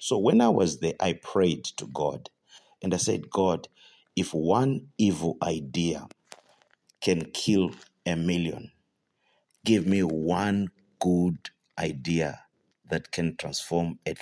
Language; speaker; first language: English; non-native, local second language; Shona